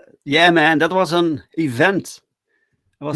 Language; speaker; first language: English; non-native, fluent; Dutch